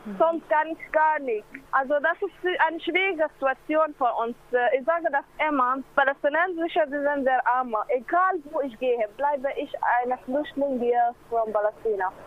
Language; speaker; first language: German; non-native, learner; Arabic